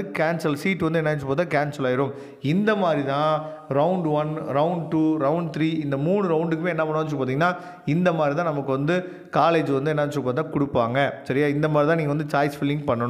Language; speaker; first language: Tamil; native; Tamil